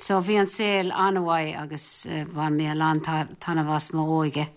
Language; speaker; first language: Irish; non-native, local second language; English